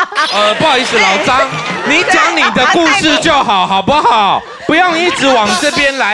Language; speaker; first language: Chinese; native; Chinese